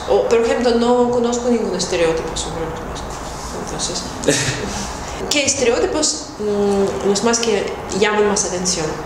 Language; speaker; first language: Spanish; non-native, fluent; Russian